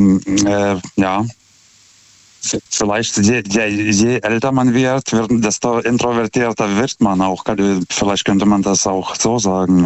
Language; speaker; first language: German; non-native, fluent; Lithuanian